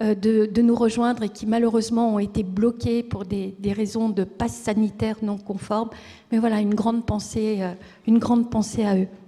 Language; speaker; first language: French; native; French